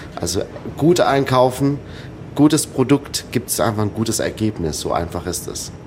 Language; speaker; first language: German; non-native, fluent; Arabic